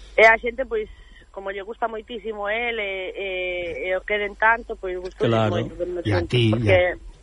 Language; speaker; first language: Galician; native; Galician